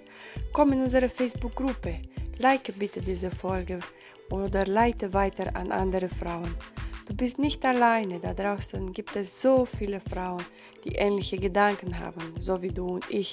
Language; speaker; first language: German; non-native, fluent; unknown